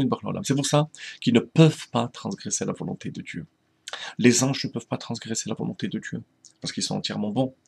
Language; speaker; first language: French; native; French